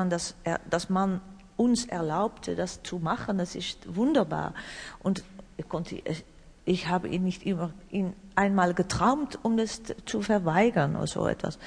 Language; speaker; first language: German; non-native, learner; Dutch